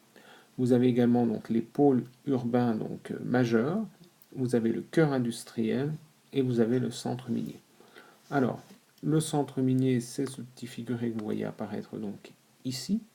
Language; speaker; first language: French; native; French